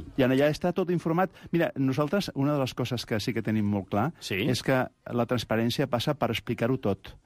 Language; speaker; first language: Catalan; non-native, local second language; Spanish